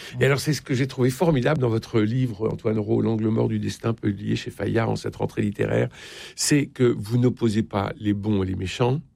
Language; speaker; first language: French; native; French